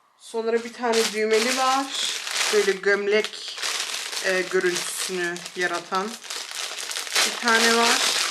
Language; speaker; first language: Turkish; early bilingual, heritage; Turkish